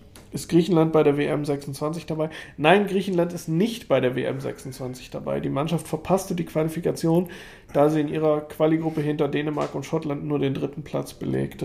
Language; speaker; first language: German; native; German